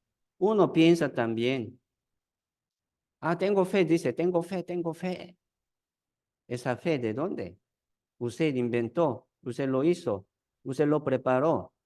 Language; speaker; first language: Spanish; non-native, fluent; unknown